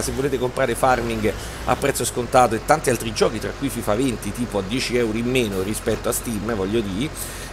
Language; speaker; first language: Italian; native; Italian